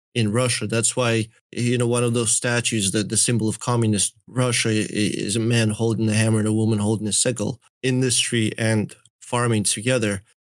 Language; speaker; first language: English; early bilingual, other home language; Russian